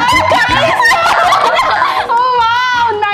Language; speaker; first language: Hindi; native; Hindi